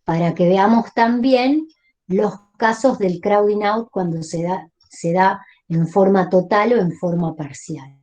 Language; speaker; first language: Spanish; native; Spanish